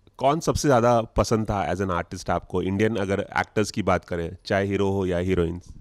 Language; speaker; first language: Hindi; native; Hindi